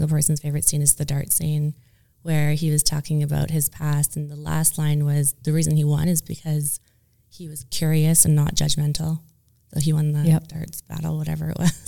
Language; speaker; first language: English; native; English